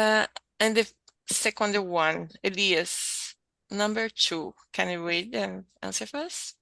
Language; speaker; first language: English; non-native, learner; Portuguese